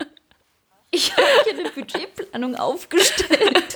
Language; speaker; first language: German; early bilingual, other home language; Polish